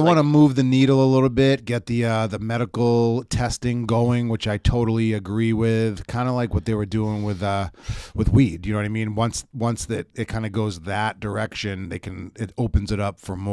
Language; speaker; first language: English; native; English